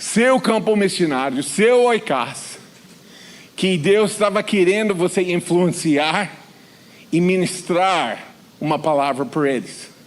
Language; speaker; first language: Portuguese; non-native, fluent; English